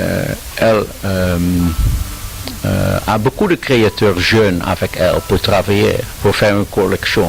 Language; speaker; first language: French; non-native, learner; Dutch